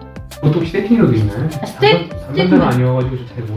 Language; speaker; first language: Korean; native; Korean